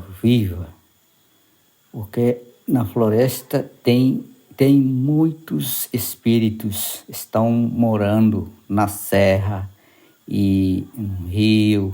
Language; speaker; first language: Portuguese; non-native, local second language; Yanomámi